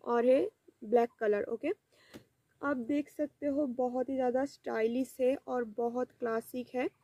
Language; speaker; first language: Hindi; non-native, local second language; Bangla